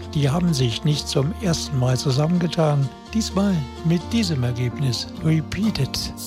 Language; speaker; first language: German; native; German